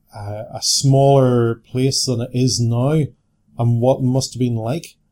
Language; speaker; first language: English; native; English